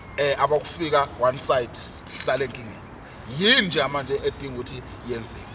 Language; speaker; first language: Zulu; native; Zulu